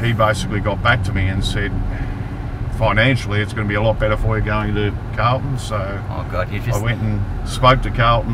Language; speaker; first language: English; native; English